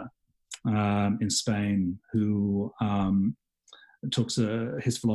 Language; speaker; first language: English; native; English